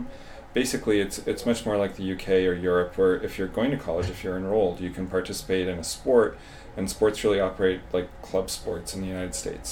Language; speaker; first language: English; native; English